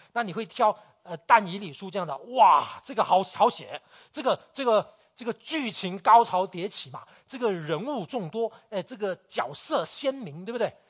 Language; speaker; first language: Chinese; native; Chinese